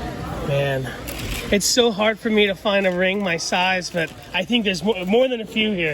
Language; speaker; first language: English; native; English